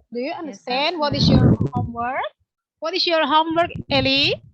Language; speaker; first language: English; non-native, learner; Indonesian